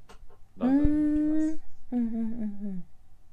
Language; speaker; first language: Japanese; non-native, learner; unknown